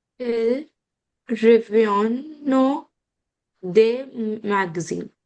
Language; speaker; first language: French; non-native, learner; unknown